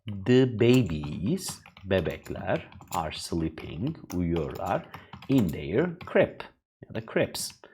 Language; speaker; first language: English; non-native, fluent; Turkish